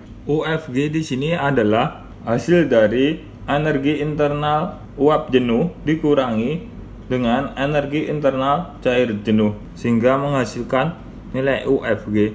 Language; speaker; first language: Indonesian; native; Indonesian